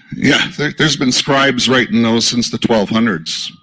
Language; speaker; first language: English; native; English